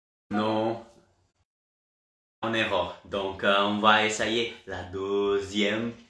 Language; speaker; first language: French; non-native, learner; Portuguese